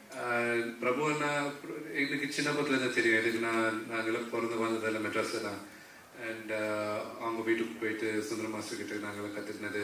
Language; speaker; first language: Tamil; non-native, local second language; Malayalam